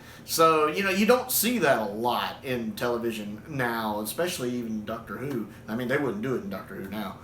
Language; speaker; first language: English; native; English